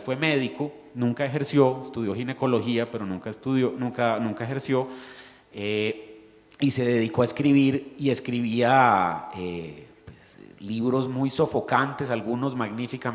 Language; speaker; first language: Spanish; native; Spanish